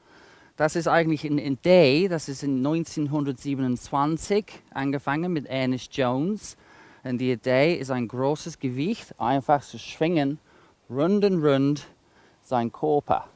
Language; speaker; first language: German; non-native, fluent; English